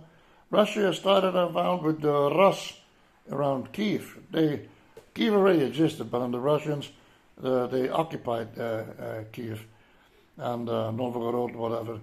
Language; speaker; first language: English; non-native, fluent; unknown